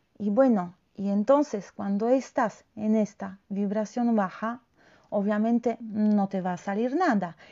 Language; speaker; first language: Spanish; non-native, fluent; Polish